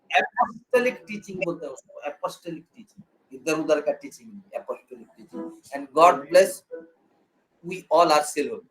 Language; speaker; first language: Hindi; non-native, local second language; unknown